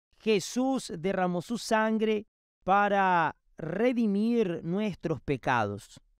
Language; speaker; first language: Spanish; non-native, fluent; Portuguese